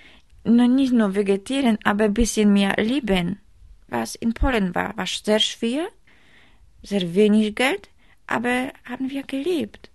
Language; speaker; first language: German; non-native, learner; Polish